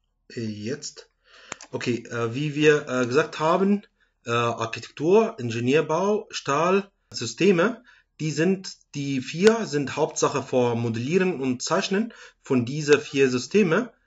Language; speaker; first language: German; non-native, fluent; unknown